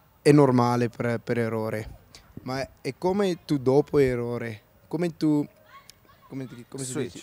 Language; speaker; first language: Italian; non-native, learner; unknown